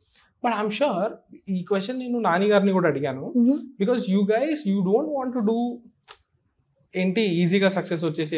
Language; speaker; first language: Telugu; native; Telugu